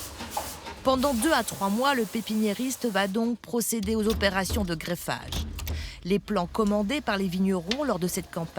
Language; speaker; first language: French; native; French